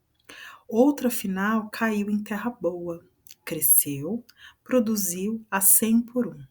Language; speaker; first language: Portuguese; native; Portuguese